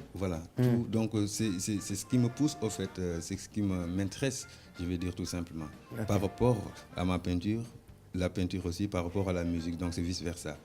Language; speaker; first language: French; non-native, local second language; Wolof